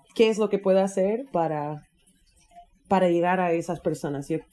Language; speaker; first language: Spanish; non-native, fluent; English